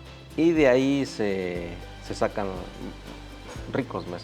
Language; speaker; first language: Spanish; native; Spanish